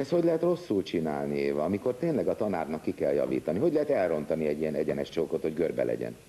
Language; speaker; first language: Hungarian; native; Hungarian